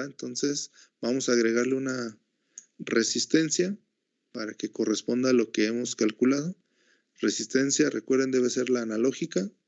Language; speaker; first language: Spanish; native; Spanish